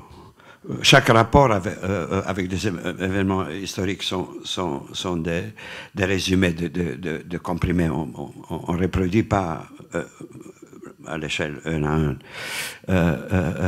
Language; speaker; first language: French; non-native, fluent; Romanian